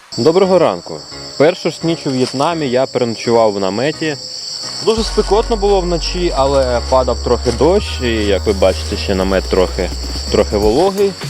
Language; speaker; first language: Ukrainian; non-native, local second language; Russian